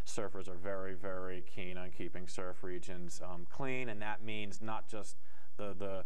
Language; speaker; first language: English; native; English